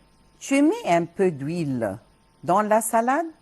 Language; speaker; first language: French; non-native, fluent; Arabic